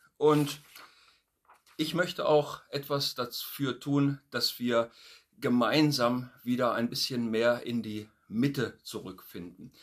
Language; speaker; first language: German; native; German